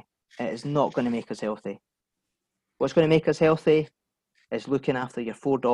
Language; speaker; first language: English; native; English